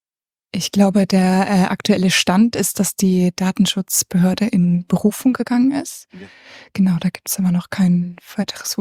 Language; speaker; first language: German; native; German